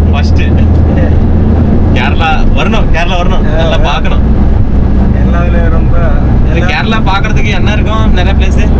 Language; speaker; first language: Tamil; non-native, learner; Telugu